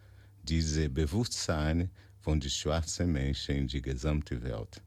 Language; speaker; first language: German; non-native, fluent; Portuguese